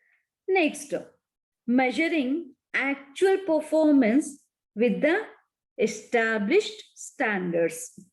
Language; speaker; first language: English; non-native, local second language; Kannada